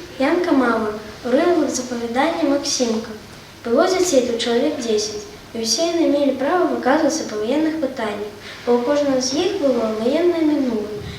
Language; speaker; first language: Belarusian; native; Belarusian